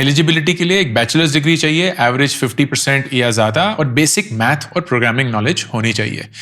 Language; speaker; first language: Hindi; native; Hindi